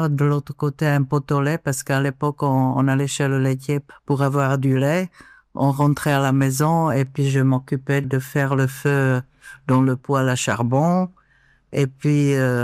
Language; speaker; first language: French; non-native, fluent; Czech